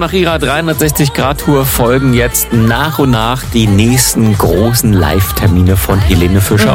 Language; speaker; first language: German; native; German